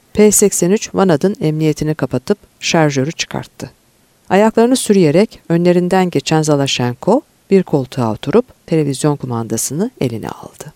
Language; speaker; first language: Turkish; native; Turkish